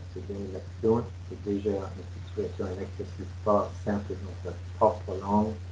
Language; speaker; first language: French; non-native, fluent; English